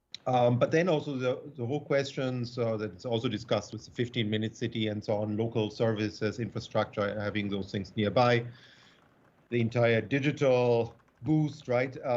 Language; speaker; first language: English; non-native, fluent; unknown